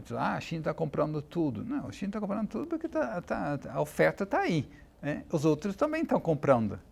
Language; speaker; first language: Portuguese; non-native, fluent; Dutch